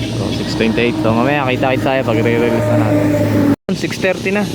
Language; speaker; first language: Filipino; native; Filipino